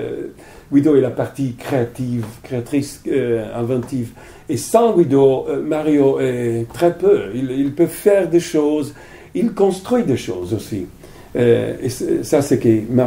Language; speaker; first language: French; non-native, fluent; Italian